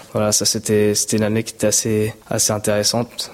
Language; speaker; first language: French; native; French